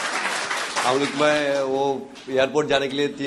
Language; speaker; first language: Hindi; non-native, local second language; Tamil